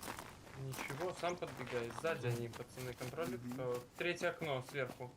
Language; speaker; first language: Russian; native; Russian